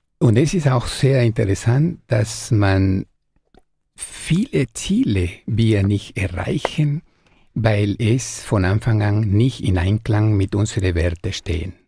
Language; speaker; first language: German; non-native, fluent; Spanish